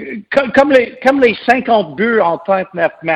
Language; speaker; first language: French; non-native, local second language; English